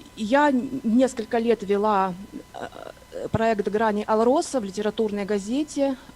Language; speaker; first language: Russian; native; Russian